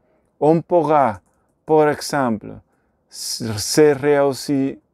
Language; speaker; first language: French; non-native, learner; Spanish